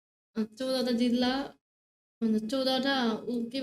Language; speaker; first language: Nepali; native; Nepali